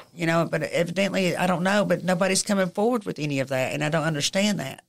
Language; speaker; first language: English; native; English